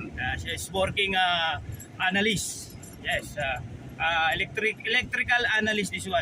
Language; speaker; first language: English; non-native, local second language; Filipino